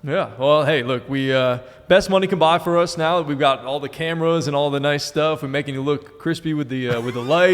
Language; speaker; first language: English; native; English